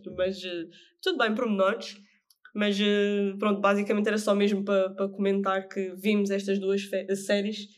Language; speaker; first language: Portuguese; native; Portuguese